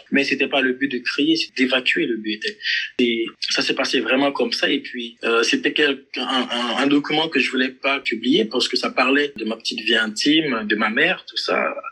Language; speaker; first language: French; non-native, local second language; Haitian Creole